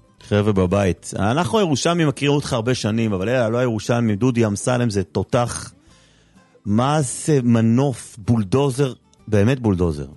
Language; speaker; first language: Hebrew; native; Hebrew